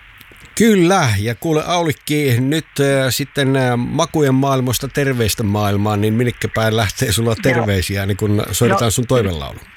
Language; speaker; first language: Finnish; native; Finnish